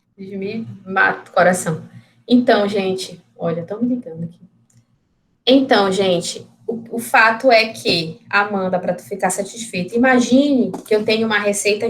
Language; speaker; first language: Portuguese; native; Portuguese